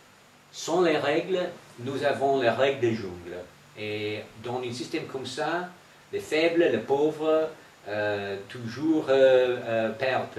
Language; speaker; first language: French; non-native, fluent; English